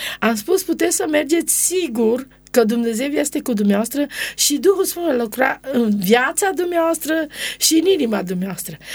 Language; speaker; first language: Romanian; non-native, local second language; Romany